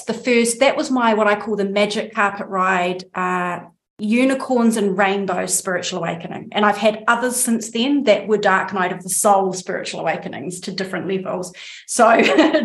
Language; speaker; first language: English; native; English